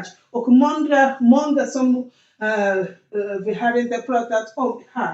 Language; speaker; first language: Swedish; non-native, learner; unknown